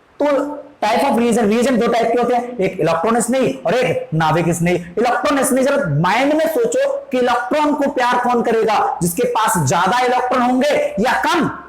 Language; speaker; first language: Hindi; native; Hindi